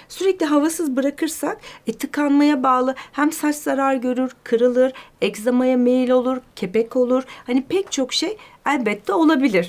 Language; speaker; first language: Turkish; native; Turkish